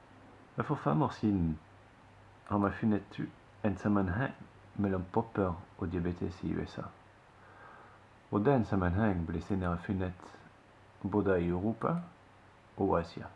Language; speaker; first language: Norwegian; non-native, fluent; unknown